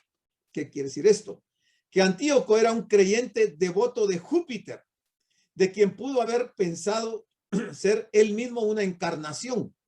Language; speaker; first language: Spanish; native; Spanish